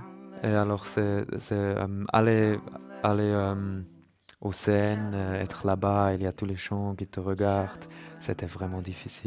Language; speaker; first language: French; non-native, learner; German